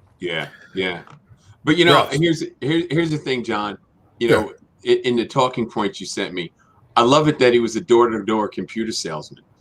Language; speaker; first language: English; native; English